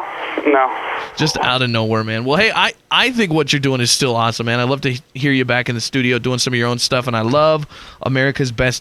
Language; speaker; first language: English; native; English